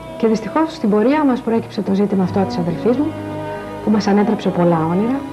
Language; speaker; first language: Greek; native; Greek